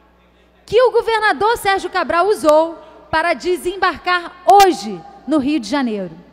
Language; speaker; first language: Portuguese; native; Portuguese